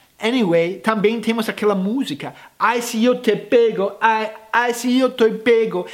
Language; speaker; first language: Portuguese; non-native, fluent; English